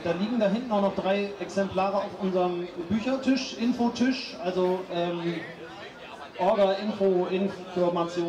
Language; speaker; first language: German; native; German